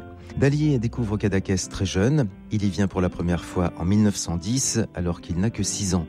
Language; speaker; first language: French; native; French